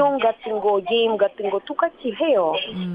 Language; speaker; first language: Korean; non-native, learner; Russian